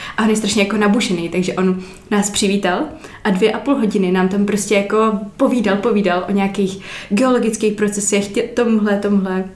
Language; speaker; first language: Czech; native; Czech